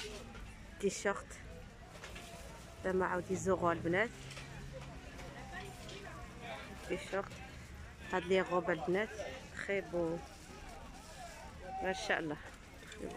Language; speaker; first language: French; non-native, learner; Arabic